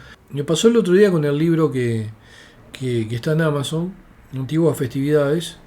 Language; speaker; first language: Spanish; native; Spanish